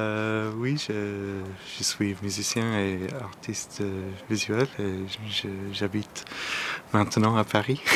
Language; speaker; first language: French; non-native, learner; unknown